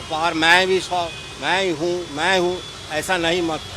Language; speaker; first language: Hindi; non-native, local second language; Bangla